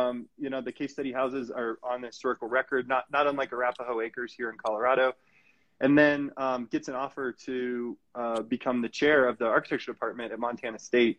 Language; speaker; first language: English; native; English